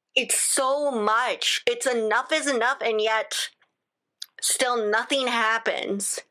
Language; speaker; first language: English; native; English